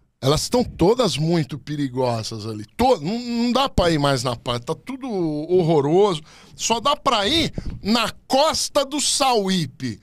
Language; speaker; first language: Portuguese; native; Portuguese